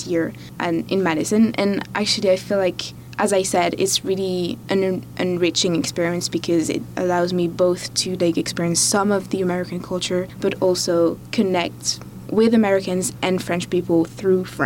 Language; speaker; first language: English; non-native, fluent; French